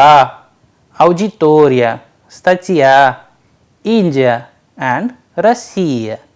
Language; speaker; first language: Russian; non-native, fluent; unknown